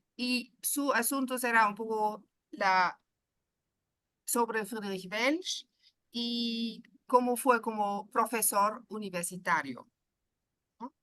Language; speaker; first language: Spanish; non-native, fluent; German